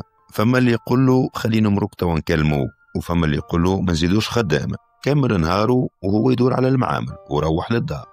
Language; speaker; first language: Arabic; native; Arabic